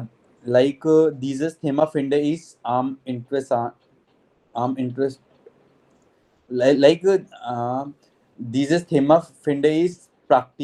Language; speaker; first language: German; non-native, fluent; Hindi